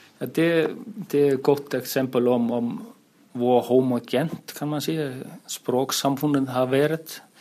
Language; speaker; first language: Swedish; non-native, fluent; Icelandic